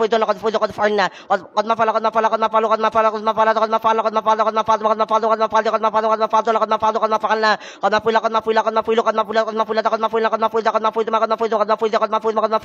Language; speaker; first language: Arabic; non-native, learner; Bangla